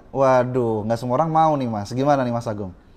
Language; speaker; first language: Indonesian; native; Indonesian